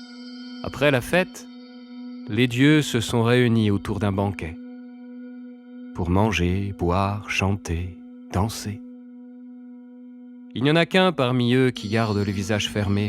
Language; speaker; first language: French; native; French